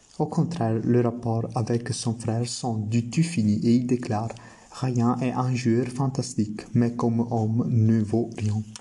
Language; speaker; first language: French; non-native, learner; Italian